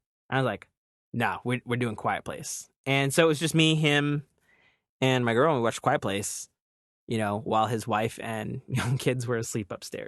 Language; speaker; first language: English; native; English